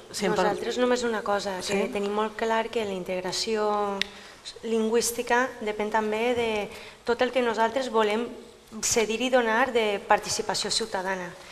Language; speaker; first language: Catalan; native; Catalan